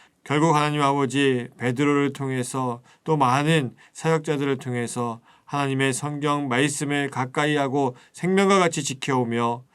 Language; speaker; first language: Korean; native; Korean